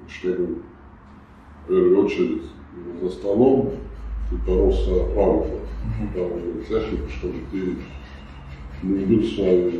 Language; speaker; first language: Russian; non-native, fluent; Georgian